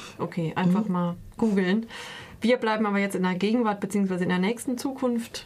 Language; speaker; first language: German; native; German